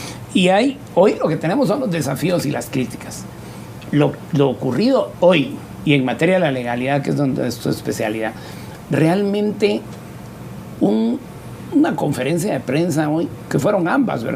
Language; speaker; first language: Spanish; native; Spanish